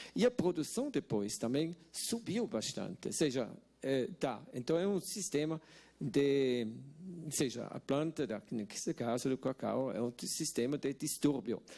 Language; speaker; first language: Portuguese; non-native, fluent; Swiss German